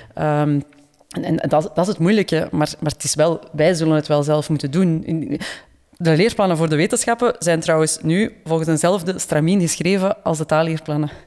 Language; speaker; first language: Dutch; native; Dutch